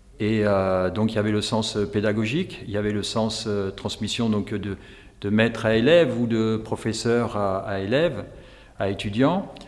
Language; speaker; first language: French; native; French